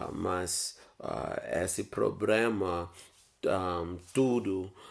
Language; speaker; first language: Portuguese; non-native, learner; English